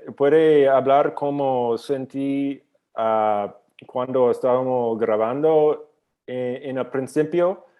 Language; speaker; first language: Spanish; non-native, learner; English